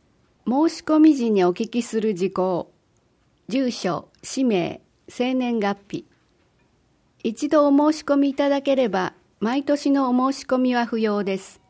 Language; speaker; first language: Japanese; native; Japanese